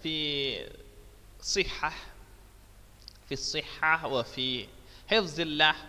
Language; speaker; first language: Arabic; non-native, fluent; Indonesian